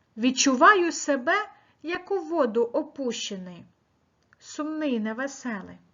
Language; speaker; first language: Ukrainian; native; Ukrainian